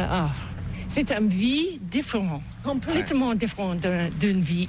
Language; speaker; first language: French; non-native, local second language; English